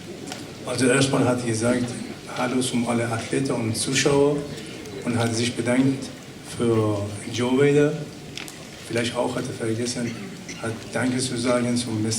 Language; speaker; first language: German; non-native, learner; Persian